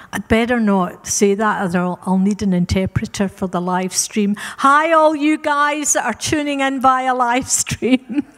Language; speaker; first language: English; native; English